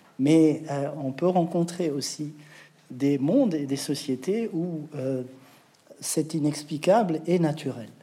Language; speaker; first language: French; native; French